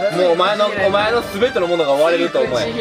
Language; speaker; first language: Japanese; native; Japanese